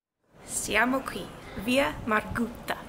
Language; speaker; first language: Italian; non-native, learner; English